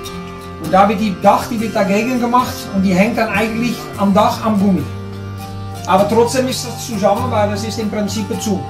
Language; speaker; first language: German; non-native, learner; Dutch